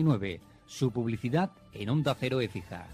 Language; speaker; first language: Spanish; native; Spanish